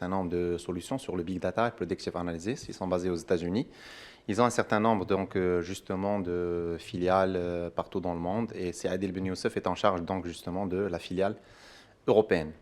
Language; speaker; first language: French; non-native, local second language; Arabic